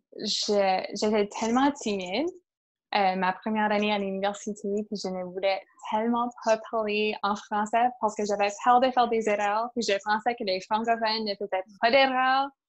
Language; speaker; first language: French; non-native, local second language; English